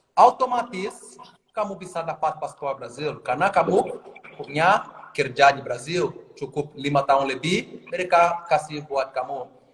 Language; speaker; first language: Indonesian; non-native, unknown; Portuguese